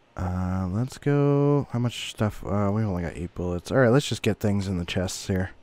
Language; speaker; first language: English; native; English